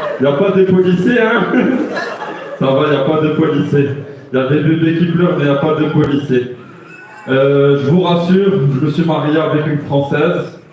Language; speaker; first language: French; non-native, local second language; Arabic